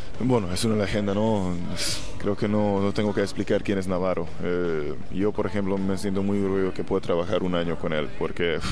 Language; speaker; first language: Spanish; non-native, fluent; Hungarian